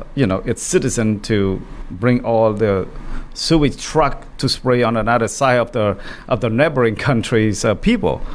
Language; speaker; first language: English; non-native, fluent; Khmer